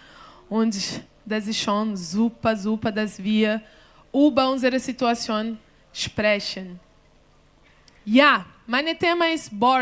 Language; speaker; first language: German; non-native, learner; Portuguese